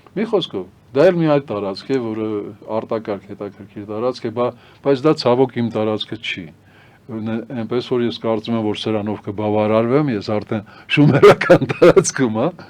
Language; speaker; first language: Armenian; native; Armenian